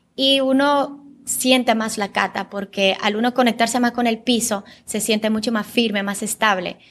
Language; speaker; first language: Spanish; early bilingual, other home language; Bulgarian